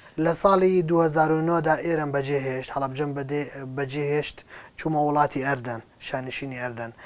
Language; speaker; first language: Central Kurdish; native; Central Kurdish